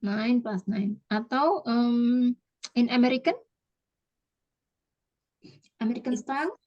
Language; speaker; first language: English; non-native, fluent; Indonesian